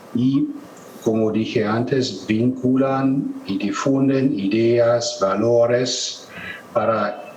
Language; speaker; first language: Spanish; non-native, fluent; German